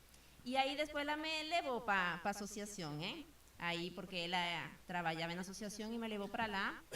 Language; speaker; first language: Portuguese; non-native, fluent; Spanish